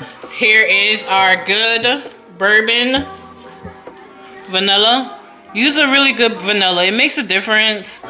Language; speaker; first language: English; native; English